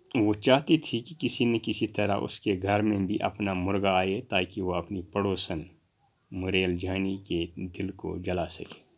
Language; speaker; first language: Urdu; non-native, local second language; Kashmiri